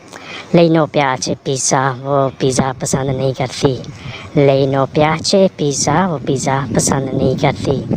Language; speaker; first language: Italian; non-native, learner; Urdu